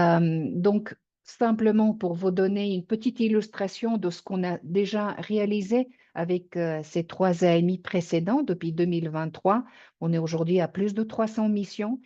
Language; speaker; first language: French; native; French